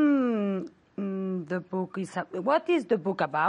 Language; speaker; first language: English; non-native, fluent; Spanish